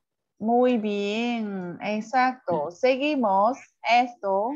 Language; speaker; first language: Spanish; non-native, fluent; Vietnamese